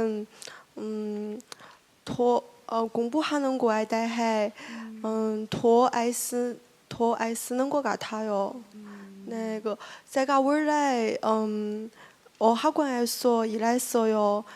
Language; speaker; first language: Korean; non-native, learner; Chinese